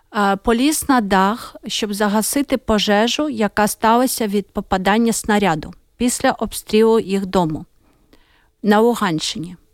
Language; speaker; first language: Ukrainian; native; Ukrainian